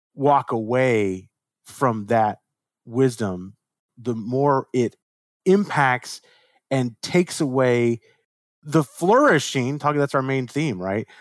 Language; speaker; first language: English; native; English